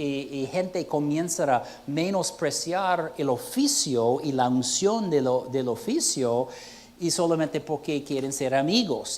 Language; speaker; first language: Spanish; non-native, fluent; English